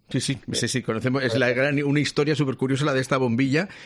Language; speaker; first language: Spanish; native; Spanish